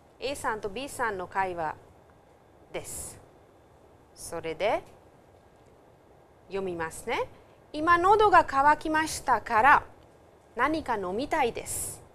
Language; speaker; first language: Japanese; non-native, fluent; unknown